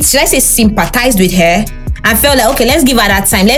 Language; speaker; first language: English; non-native, local second language; Igbo